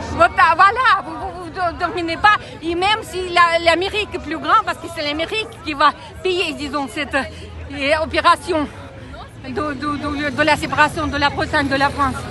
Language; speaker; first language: French; non-native, fluent; Russian